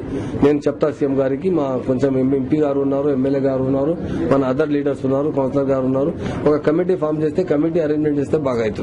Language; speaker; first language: Telugu; non-native, local second language; Urdu